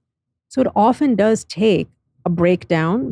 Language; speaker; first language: English; native; English